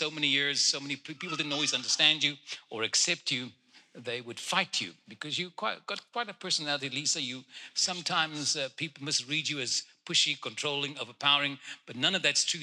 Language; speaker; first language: English; non-native, local second language; Afrikaans